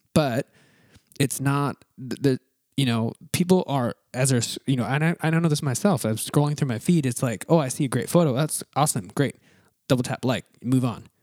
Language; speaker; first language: English; native; English